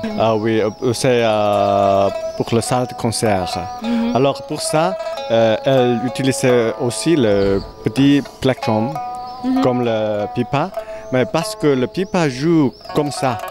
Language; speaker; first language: French; non-native, learner; Chinese